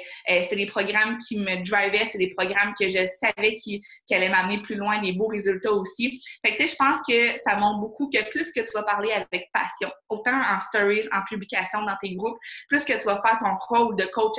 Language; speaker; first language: French; native; French